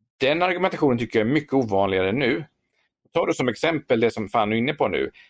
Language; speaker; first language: Swedish; native; Swedish